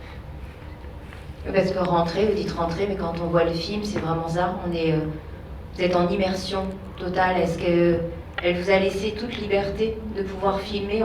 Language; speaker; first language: French; native; French